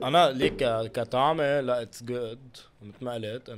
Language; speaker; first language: Arabic; native; Arabic